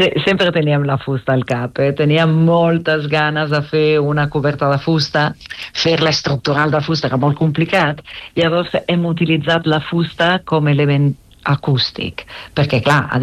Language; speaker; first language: Catalan; non-native, fluent; Italian